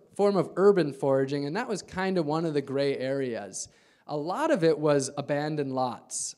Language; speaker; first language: English; native; English